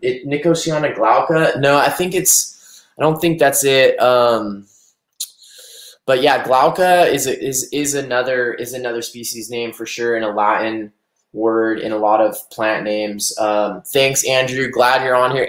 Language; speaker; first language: English; native; English